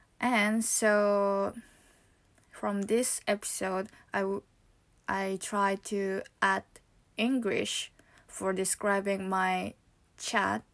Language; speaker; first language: English; non-native, learner; Japanese